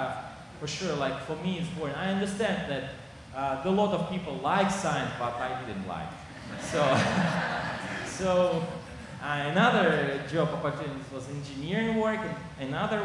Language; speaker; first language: English; non-native, learner; Kazakh